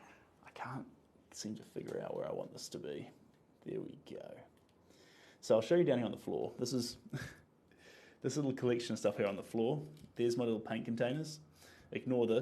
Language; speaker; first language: English; native; English